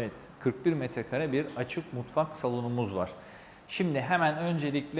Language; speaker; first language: Turkish; native; Turkish